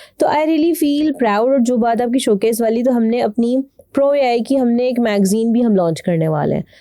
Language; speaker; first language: Urdu; native; Urdu